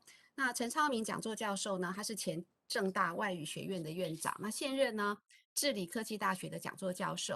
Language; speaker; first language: Chinese; native; Chinese